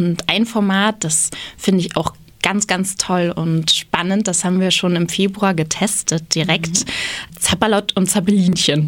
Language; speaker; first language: German; native; German